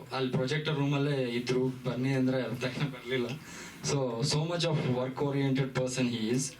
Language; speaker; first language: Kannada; native; Kannada